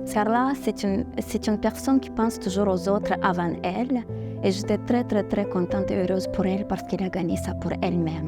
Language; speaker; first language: French; non-native, fluent; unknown